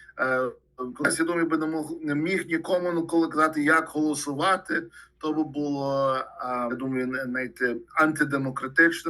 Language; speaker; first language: Ukrainian; early bilingual, heritage; Ukrainian